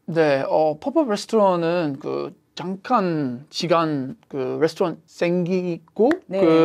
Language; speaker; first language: Korean; non-native, learner; English